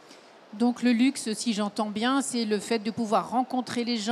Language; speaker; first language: French; native; French